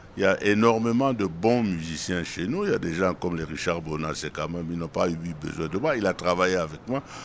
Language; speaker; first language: French; non-native, local second language; Duala